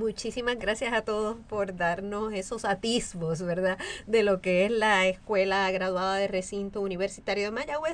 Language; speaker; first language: Spanish; native; Spanish